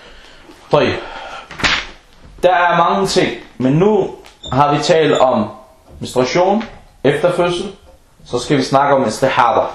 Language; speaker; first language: Danish; non-native, local second language; Arabic